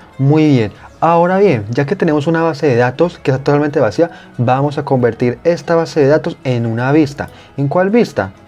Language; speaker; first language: Spanish; native; Spanish